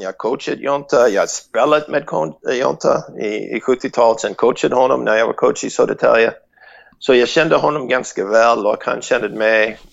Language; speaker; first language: Swedish; non-native, fluent; English